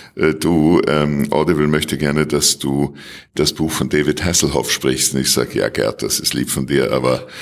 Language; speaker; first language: German; native; German